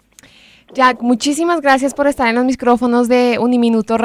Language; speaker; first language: Spanish; native; Spanish